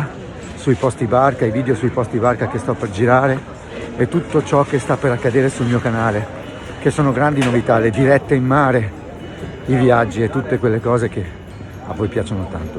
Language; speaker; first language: Italian; native; Italian